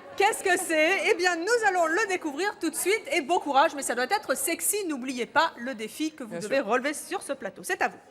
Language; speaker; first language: French; native; French